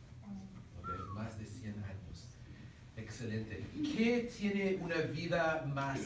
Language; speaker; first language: Spanish; non-native, fluent; English